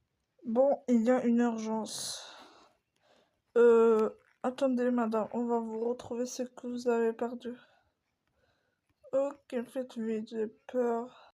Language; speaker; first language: French; native; French